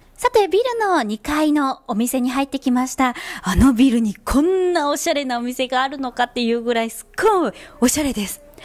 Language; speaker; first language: Japanese; native; Japanese